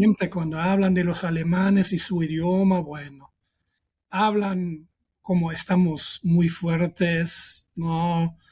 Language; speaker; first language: Spanish; non-native, fluent; German